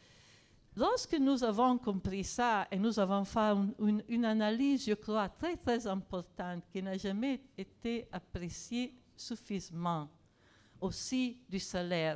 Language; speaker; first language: French; non-native, fluent; Italian